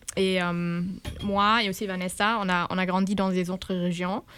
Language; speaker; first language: French; non-native, fluent; German